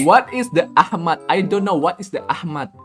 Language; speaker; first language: English; non-native, learner; Indonesian